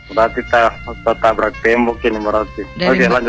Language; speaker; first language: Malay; non-native, local second language; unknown